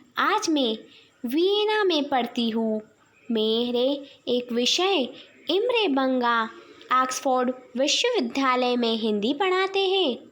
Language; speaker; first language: Hindi; native; Hindi